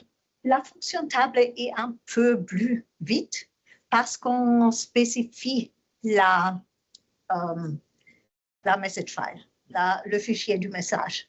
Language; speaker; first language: French; non-native, learner; German